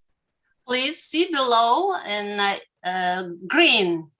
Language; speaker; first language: English; non-native, learner; Russian